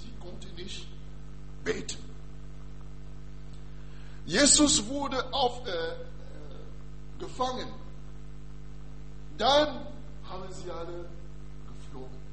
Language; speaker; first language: German; non-native, learner; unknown